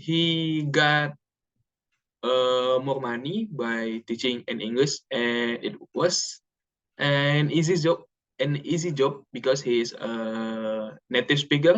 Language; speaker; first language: English; non-native, learner; Indonesian